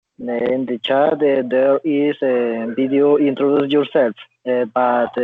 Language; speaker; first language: English; non-native, learner; Spanish